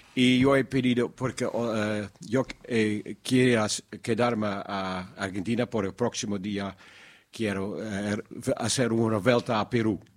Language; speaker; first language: Spanish; non-native, learner; Dutch